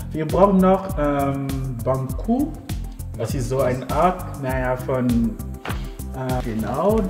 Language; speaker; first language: German; non-native, fluent; Ewe